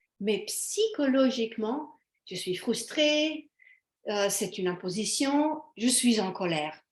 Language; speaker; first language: French; non-native, fluent; Slovenian